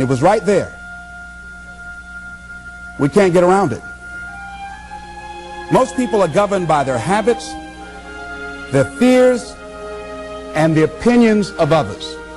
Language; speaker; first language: English; native; English